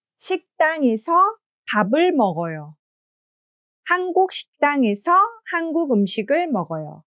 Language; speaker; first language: Korean; native; Korean